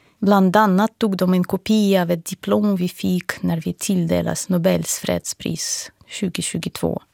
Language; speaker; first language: Swedish; non-native, fluent; Russian